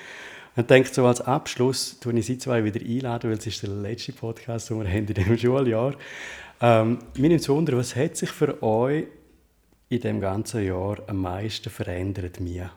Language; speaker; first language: German; native; German